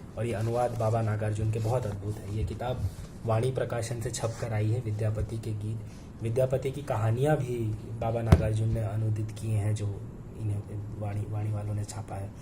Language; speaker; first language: Hindi; non-native, local second language; Bangla